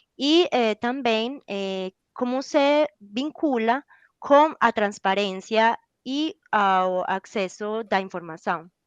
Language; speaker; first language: Portuguese; non-native, learner; Spanish